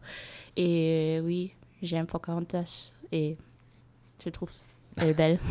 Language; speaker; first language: French; non-native, fluent; German